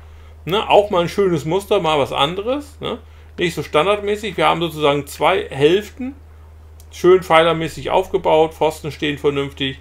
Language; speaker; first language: German; native; German